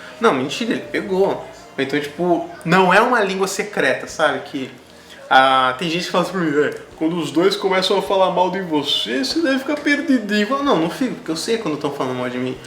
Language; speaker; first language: Portuguese; native; Portuguese